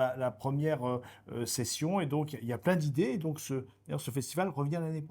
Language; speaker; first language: French; native; French